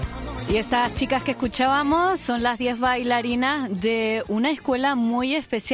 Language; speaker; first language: Spanish; native; Spanish